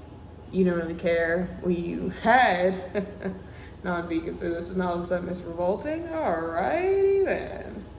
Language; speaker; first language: English; native; English